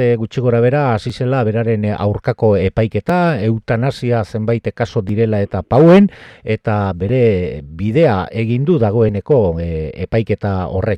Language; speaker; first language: Basque; native; Basque